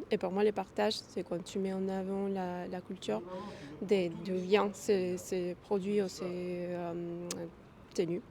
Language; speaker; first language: French; non-native, fluent; Spanish